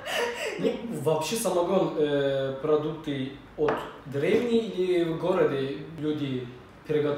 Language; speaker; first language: Russian; non-native, learner; Turkish